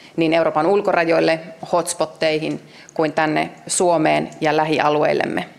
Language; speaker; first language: Finnish; native; Finnish